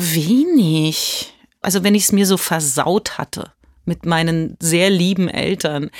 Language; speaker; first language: German; early bilingual, heritage; German